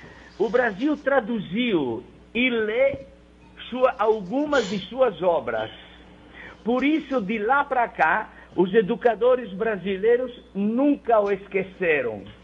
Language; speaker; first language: Portuguese; non-native, fluent; Italian